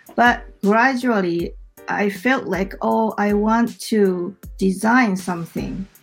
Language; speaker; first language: English; non-native, fluent; Japanese